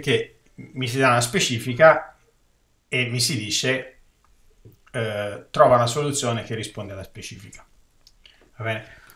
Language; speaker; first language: Italian; native; Italian